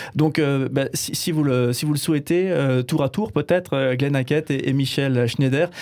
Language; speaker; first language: French; non-native, fluent; English